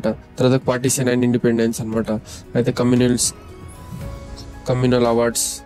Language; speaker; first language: Telugu; native; Telugu